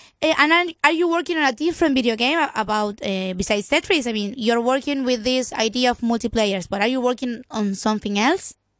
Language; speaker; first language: English; non-native, fluent; Spanish